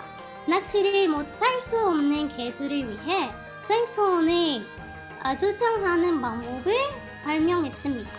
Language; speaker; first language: Korean; non-native, fluent; Arabic